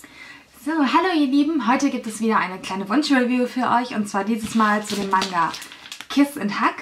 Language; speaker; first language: German; native; German